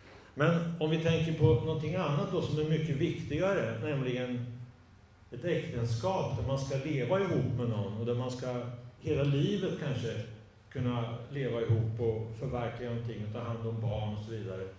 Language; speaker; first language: Swedish; native; Swedish